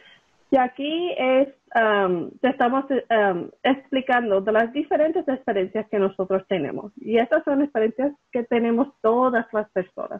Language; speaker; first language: Spanish; early bilingual, heritage; Spanish